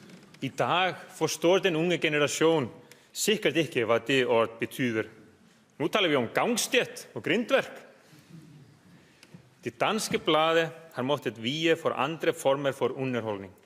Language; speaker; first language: Danish; non-native, fluent; Icelandic